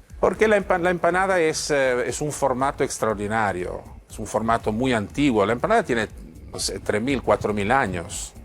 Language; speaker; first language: Spanish; non-native, fluent; Italian